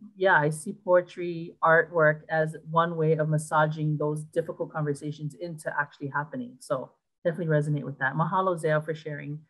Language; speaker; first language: English; native; English